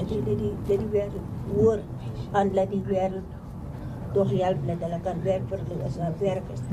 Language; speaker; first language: Dutch; non-native, local second language; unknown